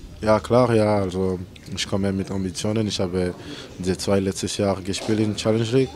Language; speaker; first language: German; non-native, learner; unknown